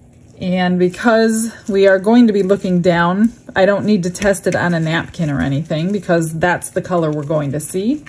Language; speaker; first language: English; native; English